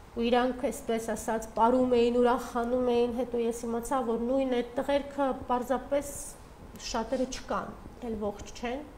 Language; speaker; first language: Armenian; early bilingual, heritage; Armenian